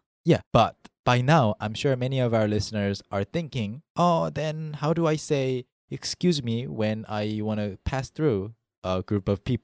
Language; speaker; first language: English; non-native, fluent; Korean